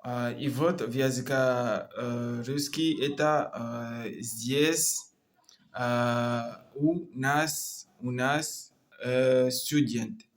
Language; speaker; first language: Russian; non-native, learner; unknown